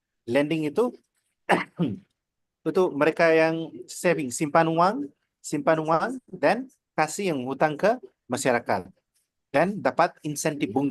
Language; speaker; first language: Indonesian; non-native, learner; Nepali